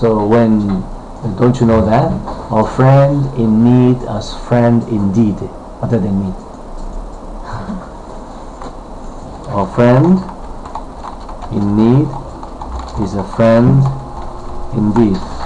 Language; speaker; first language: English; non-native, fluent; Korean